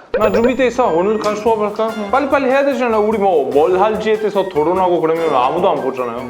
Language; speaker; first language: Korean; non-native, fluent; Italian